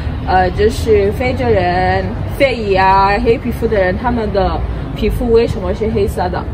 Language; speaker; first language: Chinese; non-native, fluent; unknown